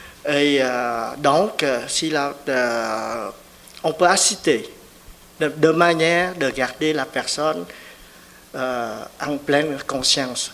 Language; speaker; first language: French; non-native, fluent; Vietnamese